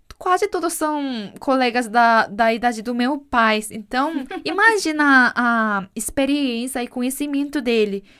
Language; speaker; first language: Portuguese; non-native, fluent; Korean